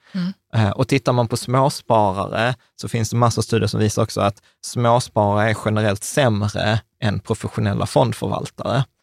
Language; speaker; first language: Swedish; native; Swedish